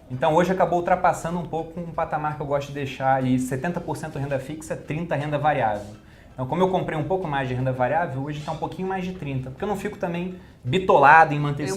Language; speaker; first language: Portuguese; native; Portuguese